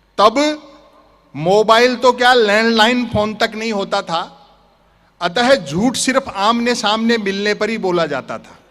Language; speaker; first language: Hindi; native; Hindi